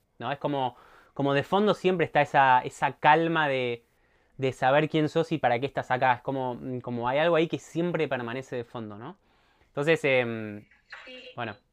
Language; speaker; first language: Spanish; native; Spanish